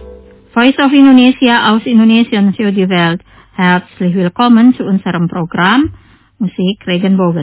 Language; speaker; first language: German; non-native, fluent; Indonesian